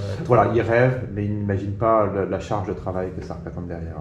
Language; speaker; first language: French; native; French